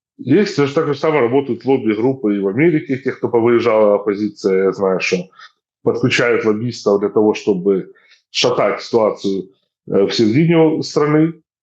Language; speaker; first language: Russian; native; Russian